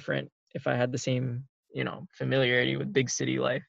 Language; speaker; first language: English; native; English